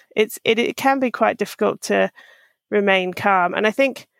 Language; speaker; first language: English; native; English